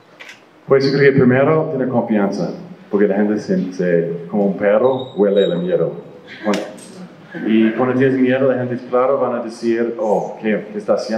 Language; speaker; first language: Spanish; non-native, fluent; English